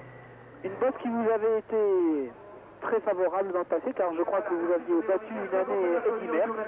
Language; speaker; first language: French; native; French